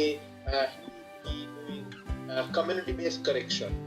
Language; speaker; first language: English; non-native, learner; Sinhala